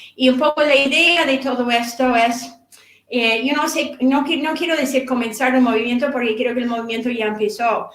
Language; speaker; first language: Spanish; non-native, fluent; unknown